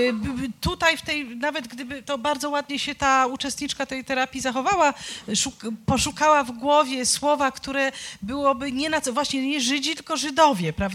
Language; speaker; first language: Polish; native; Polish